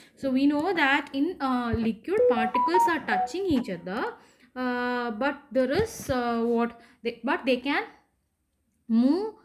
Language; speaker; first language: English; non-native, local second language; Malayalam